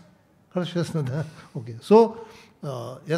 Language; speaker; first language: Russian; non-native, learner; Tibetan